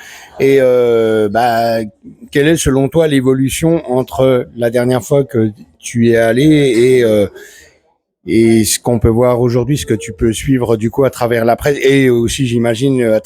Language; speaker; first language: French; native; French